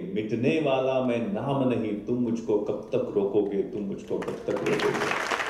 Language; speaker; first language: Hindi; non-native, local second language; Marathi